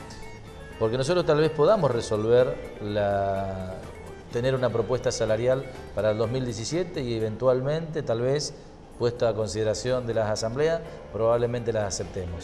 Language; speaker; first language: Spanish; native; Spanish